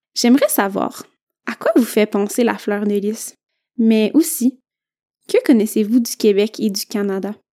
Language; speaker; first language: French; native; French